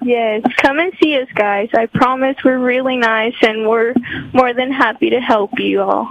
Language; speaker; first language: English; early bilingual, other home language; Spanish